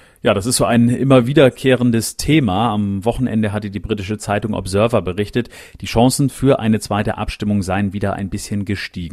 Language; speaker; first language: German; native; German